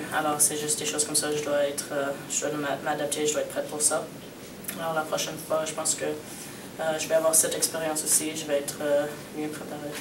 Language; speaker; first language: French; non-native, local second language; English